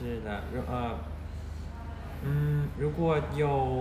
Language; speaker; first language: Chinese; non-native, learner; Thai